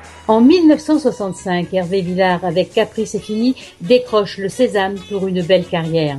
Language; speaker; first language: French; native; French